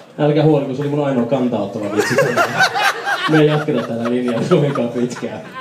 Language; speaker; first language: Finnish; early bilingual, other home language; Persian